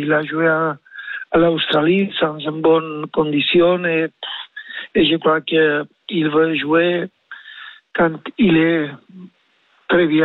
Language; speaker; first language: French; non-native, learner; Spanish